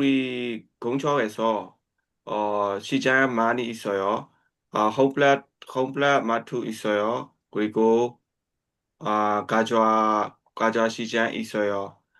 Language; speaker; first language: Korean; non-native, learner; Burmese